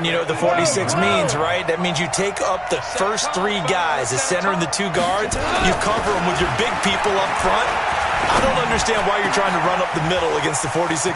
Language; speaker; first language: English; native; English